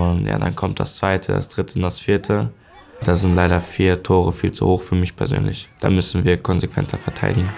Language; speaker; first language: German; native; German